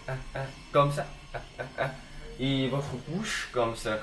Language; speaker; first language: French; non-native, learner; Chinese